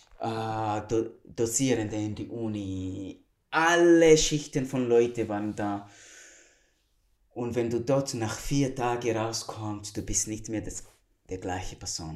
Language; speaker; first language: German; non-native, fluent; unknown